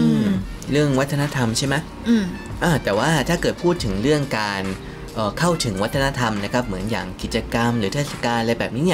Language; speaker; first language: Thai; native; Thai